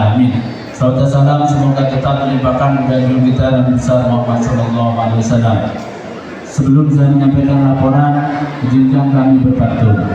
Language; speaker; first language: Indonesian; native; Indonesian